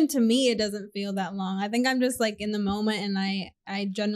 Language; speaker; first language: English; native; English